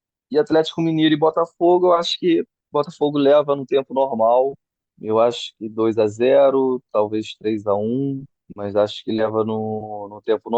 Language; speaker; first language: Portuguese; native; Portuguese